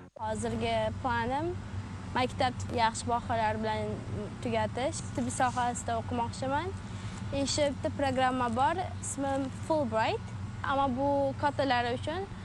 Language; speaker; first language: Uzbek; native; Uzbek